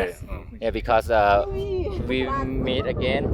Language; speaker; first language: English; non-native, learner; Thai